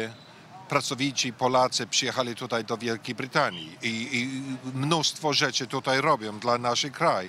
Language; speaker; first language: Polish; early bilingual, heritage; English